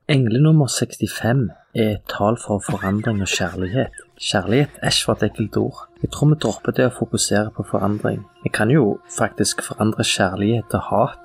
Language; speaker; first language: Norwegian; native; Norwegian